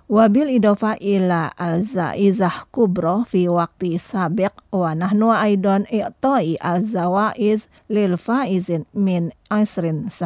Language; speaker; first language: Arabic; non-native, learner; Indonesian